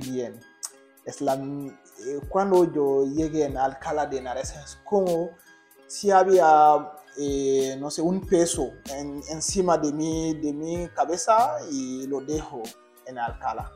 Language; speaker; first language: Spanish; non-native, learner; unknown